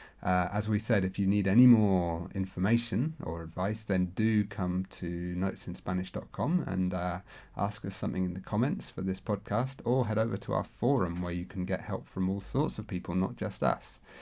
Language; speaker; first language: English; native; English